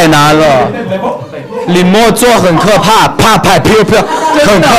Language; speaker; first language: Chinese; native; Chinese